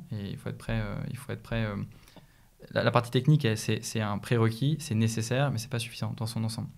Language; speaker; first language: French; native; French